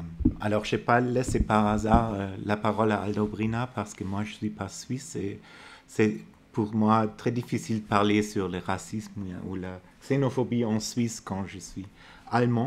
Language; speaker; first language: French; non-native, fluent; German